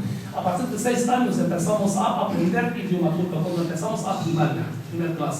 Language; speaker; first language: Spanish; non-native, fluent; Kurdish